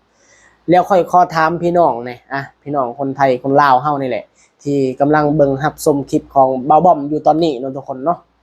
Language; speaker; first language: Thai; non-native, local second language; Lao